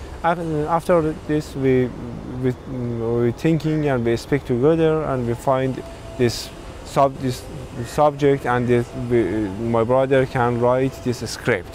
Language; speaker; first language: English; non-native, learner; Persian